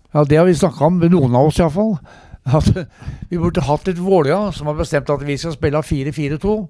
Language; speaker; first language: Norwegian; native; Norwegian